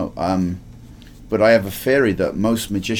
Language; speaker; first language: English; native; English